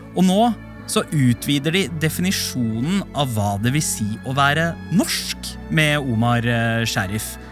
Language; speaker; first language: Norwegian; early bilingual, other home language; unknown